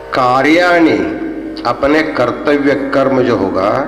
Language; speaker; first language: Hindi; non-native, local second language; Kannada